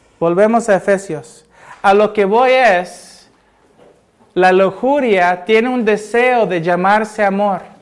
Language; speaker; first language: Spanish; early bilingual, heritage; Spanish